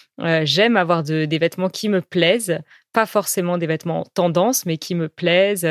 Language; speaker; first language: French; native; French